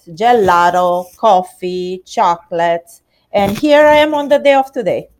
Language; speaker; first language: English; non-native, learner; Romanian